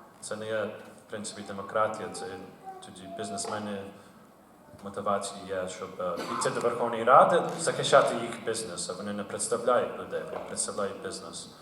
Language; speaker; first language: Ukrainian; early bilingual, heritage; Ukrainian